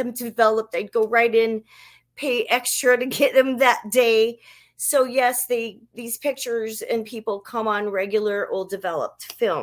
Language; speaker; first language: English; native; English